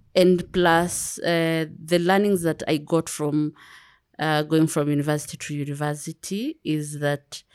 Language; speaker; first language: English; non-native, local second language; Kikuyu